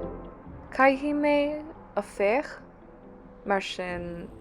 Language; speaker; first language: Irish; non-native, learner; English